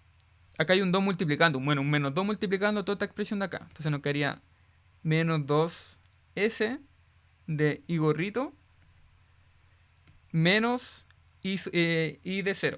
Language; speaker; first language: Spanish; native; Spanish